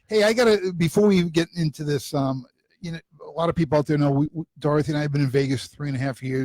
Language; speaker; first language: English; native; English